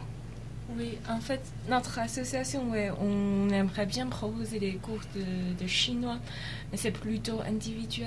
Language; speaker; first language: French; non-native, fluent; Chinese